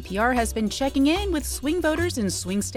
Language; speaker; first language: English; native; English